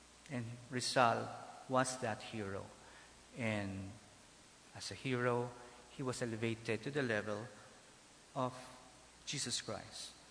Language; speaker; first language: English; non-native, local second language; Filipino